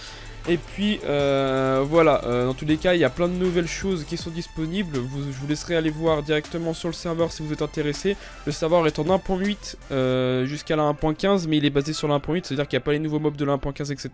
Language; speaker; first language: French; native; French